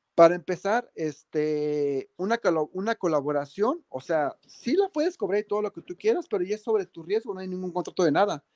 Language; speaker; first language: Spanish; native; Spanish